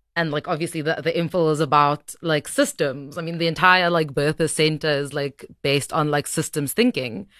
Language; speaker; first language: English; native; English